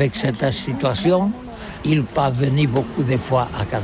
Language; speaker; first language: French; non-native, learner; Catalan